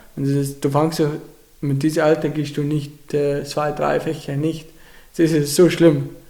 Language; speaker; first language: German; non-native, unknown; Arabic